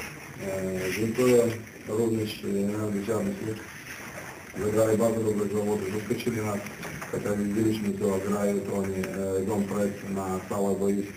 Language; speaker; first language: Polish; non-native, learner; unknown